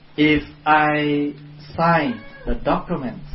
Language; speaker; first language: English; non-native, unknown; Vietnamese